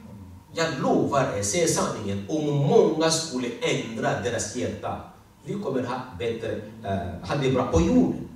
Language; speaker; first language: Swedish; non-native, fluent; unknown